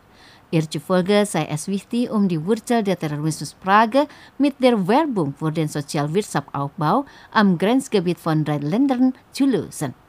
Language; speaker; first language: German; non-native, fluent; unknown